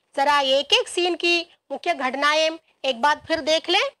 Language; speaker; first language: Hindi; non-native, local second language; Malayalam